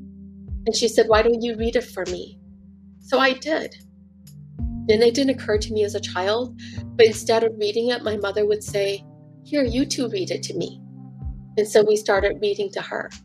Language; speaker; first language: English; early bilingual, other home language; Hmong